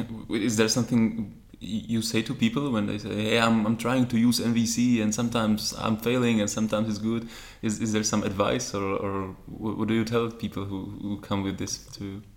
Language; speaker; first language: English; non-native, fluent; Czech